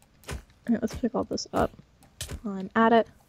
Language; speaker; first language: English; native; English